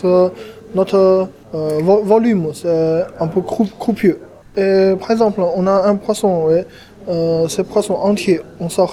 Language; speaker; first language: French; non-native, learner; Chinese